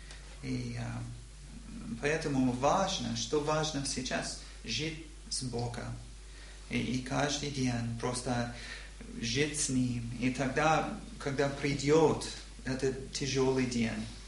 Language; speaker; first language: Russian; non-native, learner; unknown